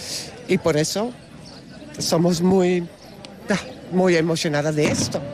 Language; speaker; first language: Spanish; non-native, learner; Dutch